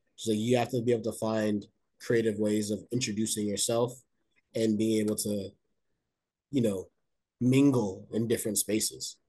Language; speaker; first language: English; native; English